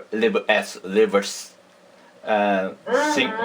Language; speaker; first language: English; non-native, learner; Japanese